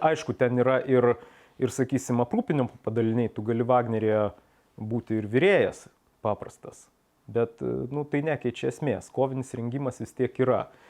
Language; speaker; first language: Lithuanian; native; Lithuanian